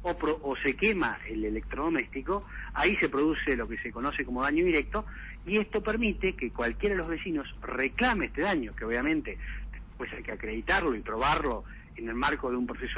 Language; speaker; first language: Spanish; native; Spanish